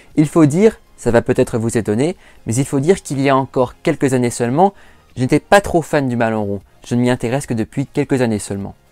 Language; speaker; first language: French; native; French